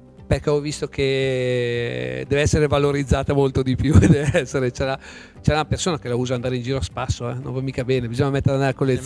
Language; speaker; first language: Italian; native; Italian